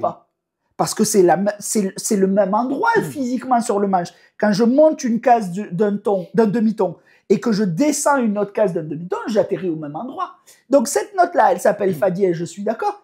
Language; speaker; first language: French; native; French